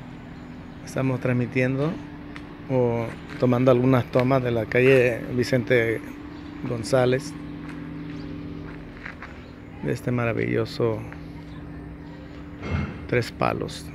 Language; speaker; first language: Spanish; native; Spanish